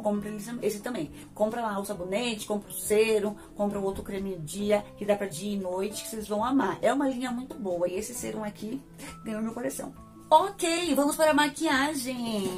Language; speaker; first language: Portuguese; native; Portuguese